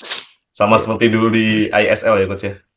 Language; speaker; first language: Indonesian; native; Indonesian